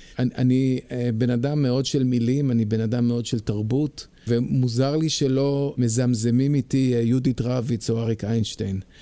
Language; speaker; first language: Hebrew; early bilingual, heritage; Hebrew